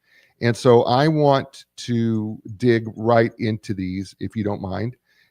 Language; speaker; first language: English; native; English